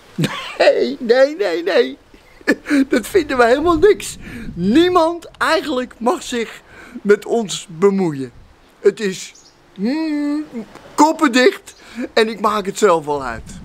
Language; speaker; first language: Dutch; native; Dutch